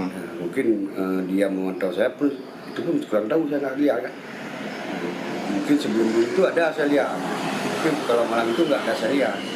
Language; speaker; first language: Indonesian; non-native, local second language; Achinese